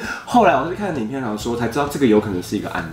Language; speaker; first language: Chinese; native; Chinese